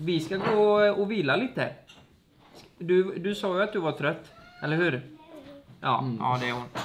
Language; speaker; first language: Swedish; native; Swedish